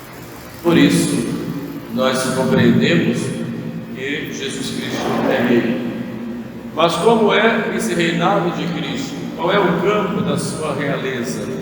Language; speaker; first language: Portuguese; native; Portuguese